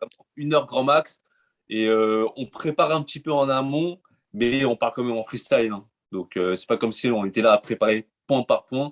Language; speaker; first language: French; native; French